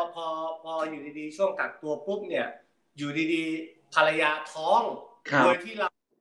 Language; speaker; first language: Thai; early bilingual, heritage; Thai